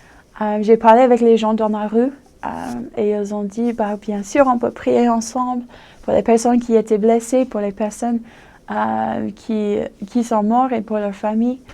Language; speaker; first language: French; non-native, fluent; English